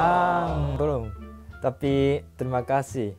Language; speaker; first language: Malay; non-native, learner; Japanese